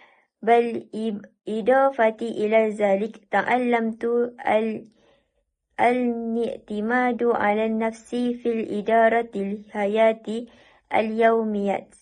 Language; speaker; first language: Arabic; non-native, learner; Malay